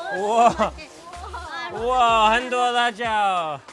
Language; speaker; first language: Chinese; non-native, learner; English